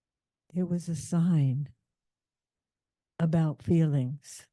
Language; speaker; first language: English; native; English